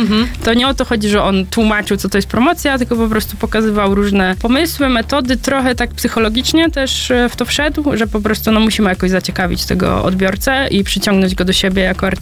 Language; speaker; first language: Polish; native; Polish